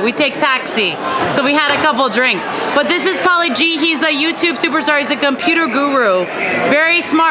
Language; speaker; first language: English; native; English